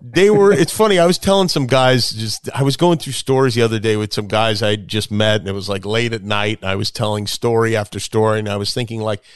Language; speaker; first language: English; native; English